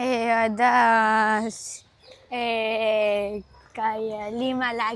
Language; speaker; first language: Indonesian; early bilingual, heritage; Indonesian